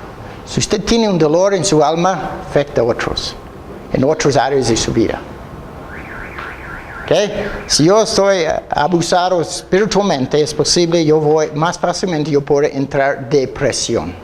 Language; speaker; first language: Spanish; non-native, fluent; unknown